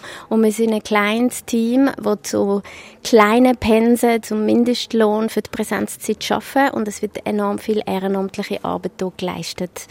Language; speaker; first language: German; native; German